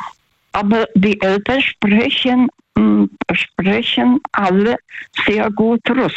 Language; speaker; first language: German; non-native, fluent; Russian